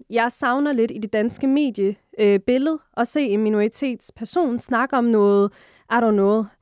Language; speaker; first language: Danish; early bilingual, other home language; Arabic